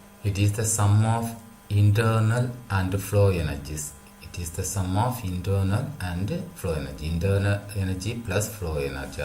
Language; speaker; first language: English; non-native, local second language; Tamil